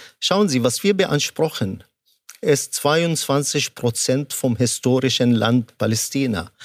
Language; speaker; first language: German; non-native, fluent; Arabic